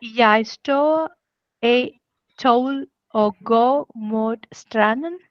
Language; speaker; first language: Danish; non-native, learner; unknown